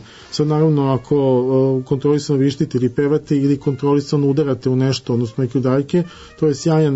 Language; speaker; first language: Serbian; native; Serbian